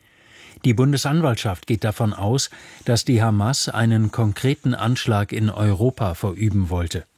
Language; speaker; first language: German; native; German